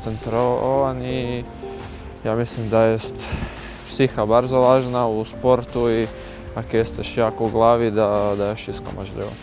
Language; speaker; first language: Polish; non-native, learner; Croatian